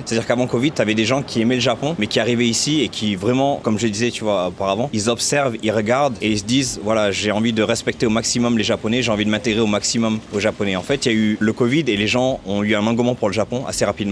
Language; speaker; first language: French; native; French